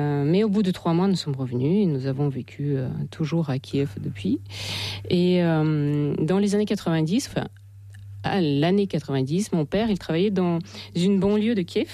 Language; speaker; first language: French; non-native, fluent; Russian